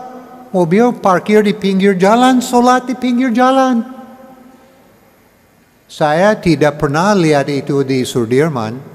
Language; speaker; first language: Indonesian; non-native, learner; English